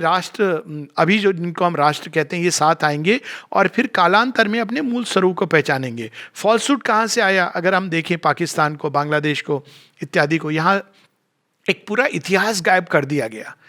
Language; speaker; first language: Hindi; native; Hindi